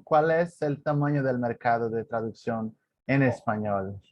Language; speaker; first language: Spanish; non-native, fluent; Portuguese